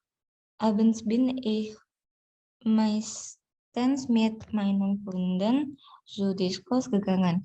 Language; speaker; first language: German; non-native, learner; Indonesian